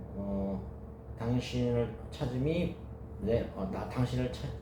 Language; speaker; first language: Korean; native; Korean